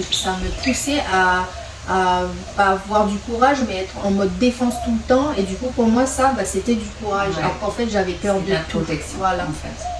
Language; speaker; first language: French; native; French